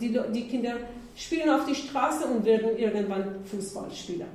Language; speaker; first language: German; non-native, learner; Persian